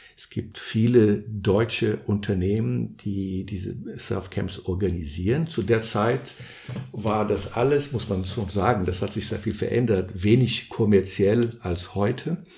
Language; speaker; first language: German; non-native, fluent; Portuguese